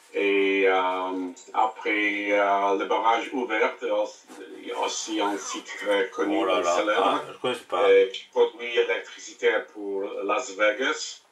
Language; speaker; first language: French; non-native, learner; English